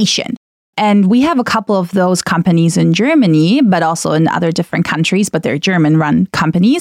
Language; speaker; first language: English; non-native, fluent; German